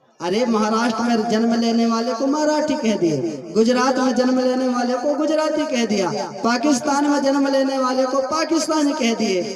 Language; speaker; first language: Hindi; native; Hindi